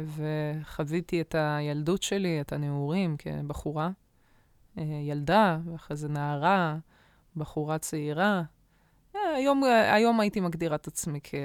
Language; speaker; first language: Hebrew; native; Hebrew